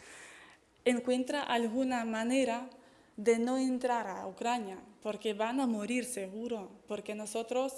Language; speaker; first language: Spanish; non-native, fluent; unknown